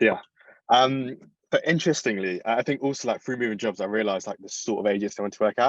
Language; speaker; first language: English; native; English